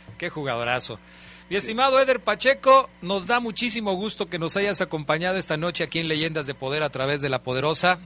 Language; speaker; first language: Spanish; native; Spanish